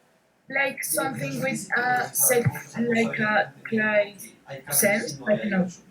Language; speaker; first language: English; non-native, learner; Spanish